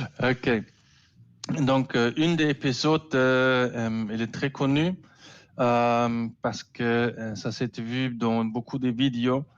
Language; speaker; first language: French; non-native, learner; German